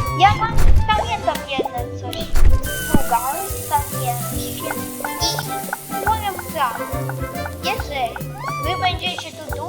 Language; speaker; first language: Polish; non-native, learner; Ukrainian